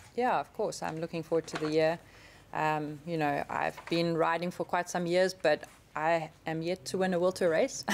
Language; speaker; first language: English; native; English